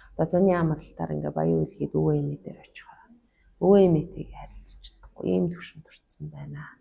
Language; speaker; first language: Mongolian; non-native, local second language; Kazakh